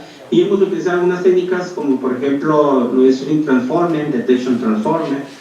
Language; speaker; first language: Spanish; native; Spanish